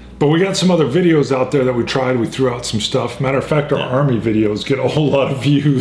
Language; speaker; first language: English; native; English